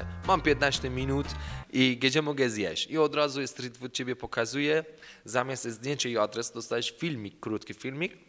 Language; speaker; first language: Polish; non-native, learner; Persian